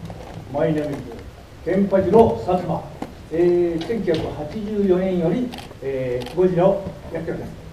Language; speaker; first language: Japanese; native; Japanese